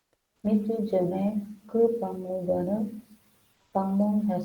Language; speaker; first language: Korean; non-native, learner; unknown